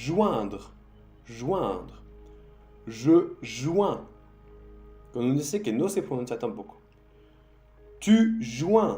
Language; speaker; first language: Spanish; non-native, fluent; French